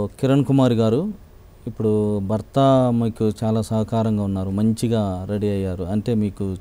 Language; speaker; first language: Telugu; native; Telugu